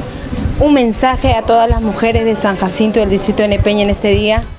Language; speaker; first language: Spanish; native; Spanish